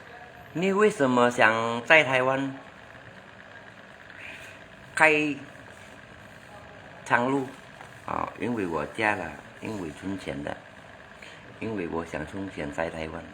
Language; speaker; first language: Chinese; non-native, learner; Hakka Chinese